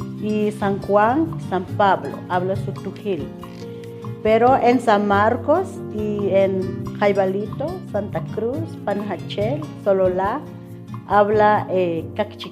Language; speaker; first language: Spanish; non-native, local second language; Kaqchikel